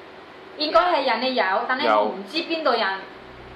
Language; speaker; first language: Cantonese; non-native, learner; Indonesian